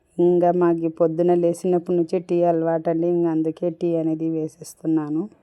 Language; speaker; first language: Telugu; non-native, local second language; Urdu